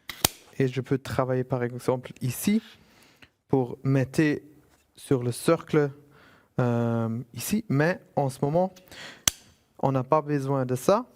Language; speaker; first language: French; non-native, fluent; German